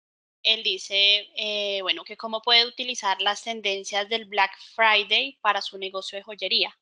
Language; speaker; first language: Spanish; native; Spanish